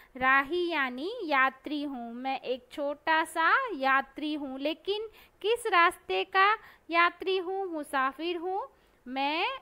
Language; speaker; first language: Hindi; non-native, local second language; Gujarati